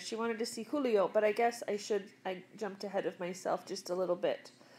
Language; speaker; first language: English; native; English